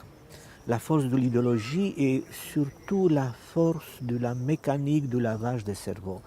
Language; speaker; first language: French; non-native, fluent; Romanian